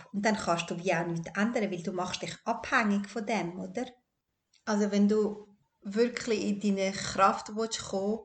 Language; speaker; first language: German; early bilingual, other home language; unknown